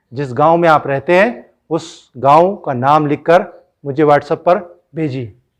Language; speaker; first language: Hindi; non-native, local second language; Marathi